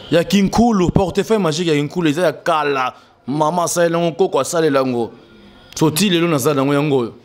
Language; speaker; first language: Lingala; native; Lingala